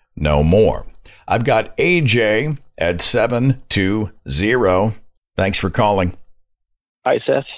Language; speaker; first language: English; native; English